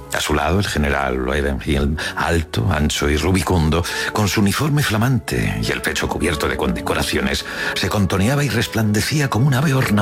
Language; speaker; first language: Spanish; native; Spanish